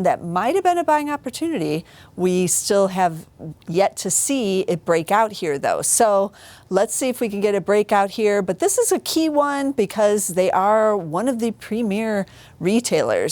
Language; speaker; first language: English; native; English